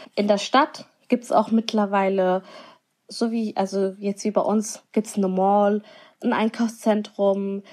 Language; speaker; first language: German; non-native, local second language; Somali